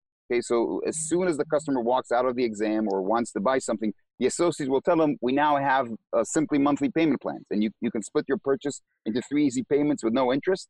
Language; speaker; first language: English; non-native, fluent; Hebrew